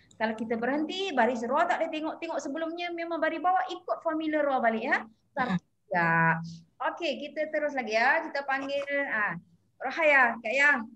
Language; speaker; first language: Malay; native; Malay